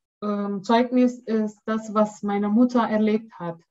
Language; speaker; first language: German; non-native, learner; Indonesian